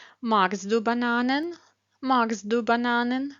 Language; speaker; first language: German; non-native, fluent; Ukrainian